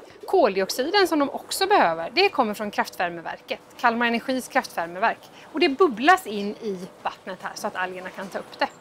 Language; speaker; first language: Swedish; native; Swedish